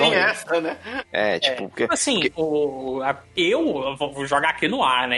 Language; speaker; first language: Portuguese; native; Portuguese